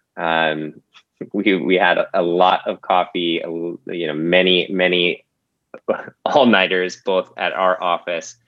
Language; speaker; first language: English; native; English